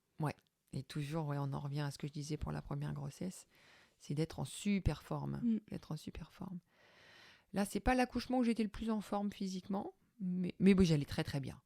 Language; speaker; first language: French; native; French